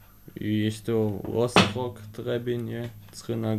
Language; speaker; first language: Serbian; early bilingual, heritage; Serbian